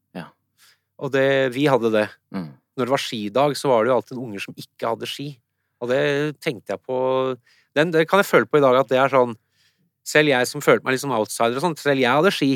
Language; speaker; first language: Norwegian; early bilingual, other home language; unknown